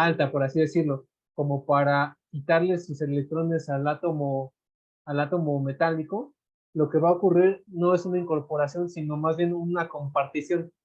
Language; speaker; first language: Spanish; native; Spanish